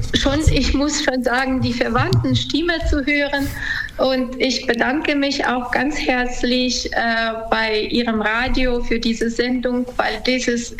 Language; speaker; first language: German; non-native, fluent; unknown